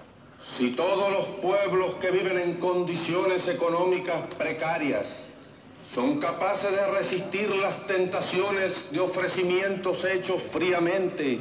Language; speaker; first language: Spanish; native; Spanish